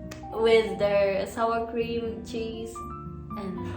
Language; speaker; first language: English; non-native, learner; Japanese